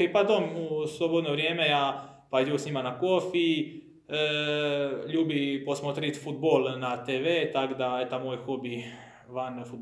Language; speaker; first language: Russian; non-native, learner; Croatian